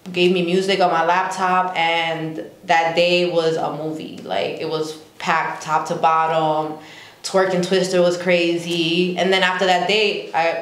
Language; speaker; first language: English; native; English